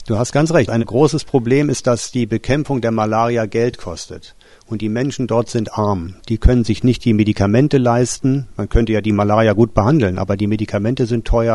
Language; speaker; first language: German; native; German